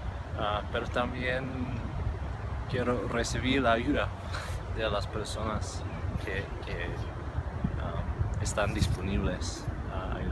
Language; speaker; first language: Spanish; non-native, learner; English